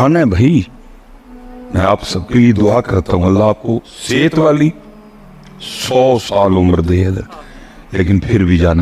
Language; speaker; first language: Hindi; non-native, local second language; Punjabi